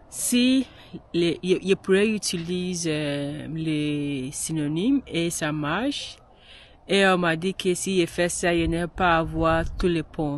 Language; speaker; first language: French; non-native, learner; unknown